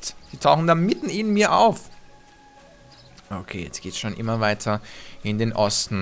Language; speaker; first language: German; native; German